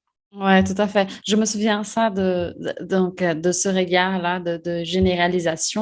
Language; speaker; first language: French; non-native, fluent; Portuguese